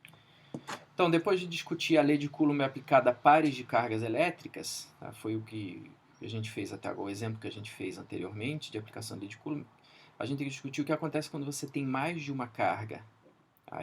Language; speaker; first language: Portuguese; native; Portuguese